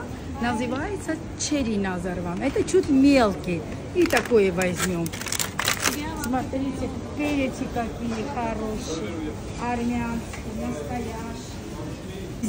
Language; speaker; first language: Russian; non-native, local second language; Armenian